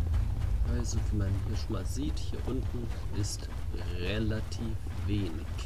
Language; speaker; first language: German; native; German